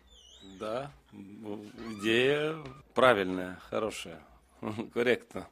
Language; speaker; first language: Russian; non-native, local second language; Romanian